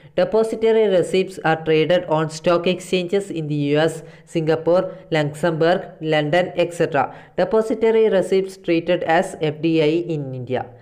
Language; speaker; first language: English; non-native, local second language; Malayalam